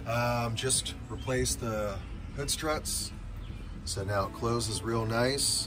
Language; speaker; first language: English; native; English